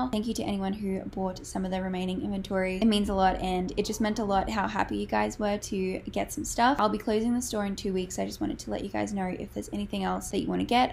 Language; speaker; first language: English; native; English